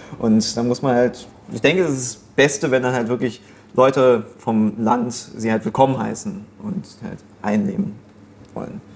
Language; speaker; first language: German; native; German